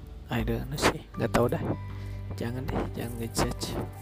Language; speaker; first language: English; non-native, learner; Indonesian